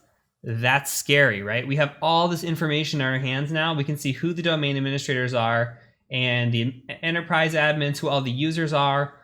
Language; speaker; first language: English; native; English